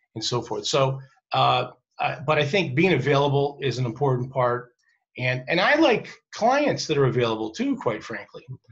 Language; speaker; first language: English; native; English